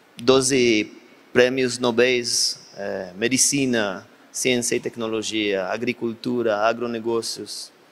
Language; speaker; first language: Portuguese; non-native, fluent; Hebrew